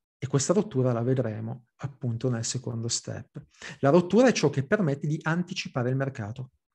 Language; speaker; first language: Italian; early bilingual, heritage; Italian